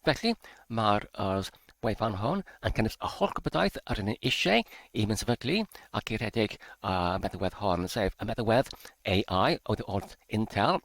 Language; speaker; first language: Welsh; non-native, learner; English